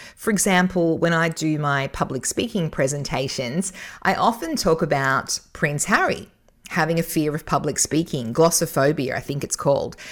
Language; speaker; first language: English; native; English